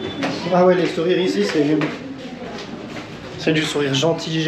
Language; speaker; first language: French; native; French